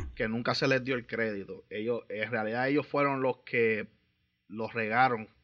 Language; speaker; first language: Spanish; native; Spanish